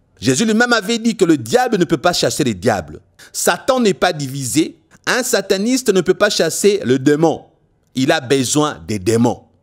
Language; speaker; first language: French; non-native, local second language; Lingala